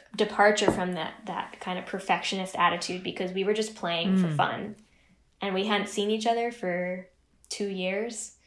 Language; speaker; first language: English; native; English